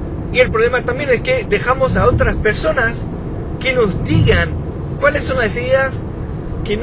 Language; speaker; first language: Spanish; non-native, fluent; French